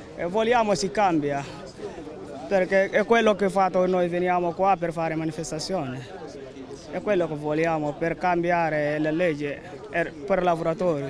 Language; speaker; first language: Italian; non-native, learner; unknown